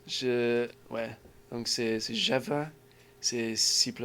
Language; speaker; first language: French; non-native, learner; English